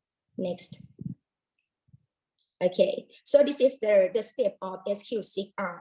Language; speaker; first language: English; non-native, learner; Thai